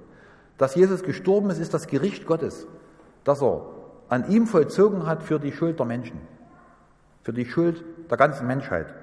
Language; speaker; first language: German; native; German